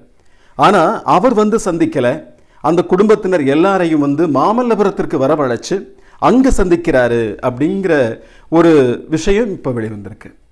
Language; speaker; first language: Tamil; native; Tamil